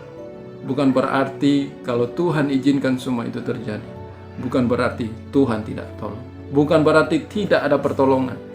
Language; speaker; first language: Indonesian; native; Indonesian